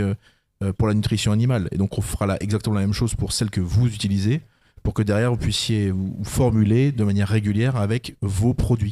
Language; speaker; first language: French; native; French